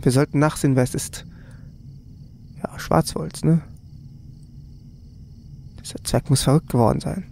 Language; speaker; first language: German; native; German